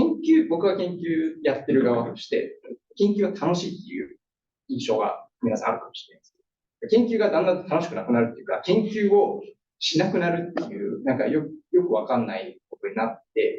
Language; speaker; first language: Japanese; native; Japanese